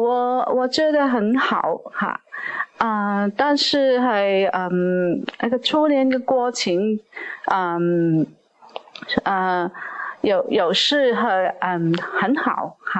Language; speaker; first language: Chinese; non-native, local second language; Cantonese